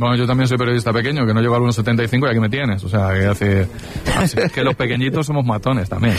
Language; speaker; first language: Spanish; native; Spanish